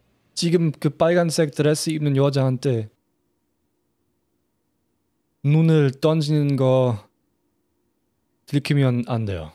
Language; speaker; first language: Korean; non-native, fluent; German